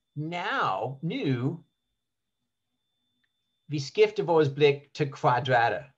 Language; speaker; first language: Danish; non-native, learner; English